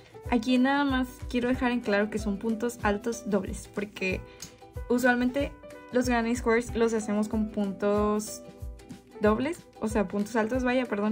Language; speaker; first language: Spanish; native; Spanish